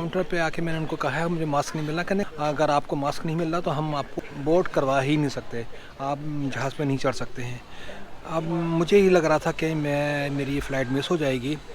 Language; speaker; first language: Urdu; non-native, local second language; Punjabi